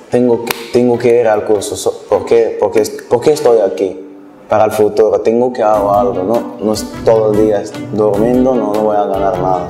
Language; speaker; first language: Spanish; non-native, learner; Arabic